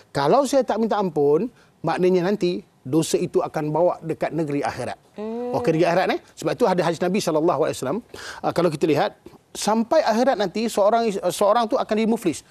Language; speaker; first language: Malay; native; Malay